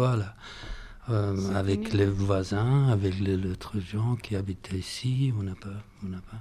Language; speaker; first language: French; non-native, learner; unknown